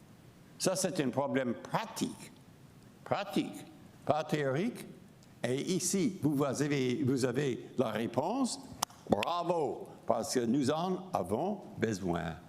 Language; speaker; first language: French; non-native, fluent; English